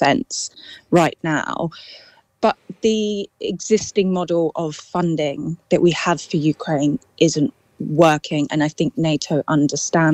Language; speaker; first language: English; native; English